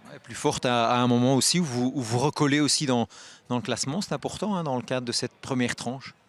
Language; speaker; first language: French; native; French